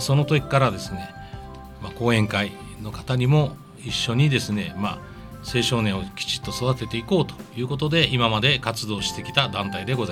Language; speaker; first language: Japanese; native; Japanese